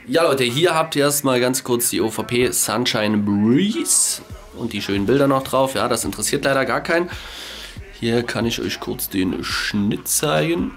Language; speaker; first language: German; native; German